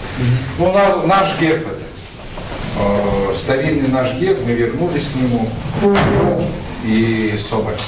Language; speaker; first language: Russian; native; Russian